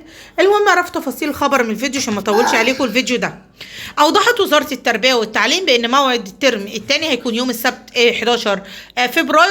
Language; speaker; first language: Arabic; native; Arabic